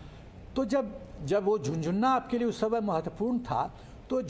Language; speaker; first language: Hindi; native; Hindi